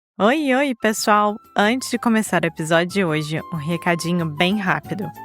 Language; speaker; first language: Portuguese; native; Portuguese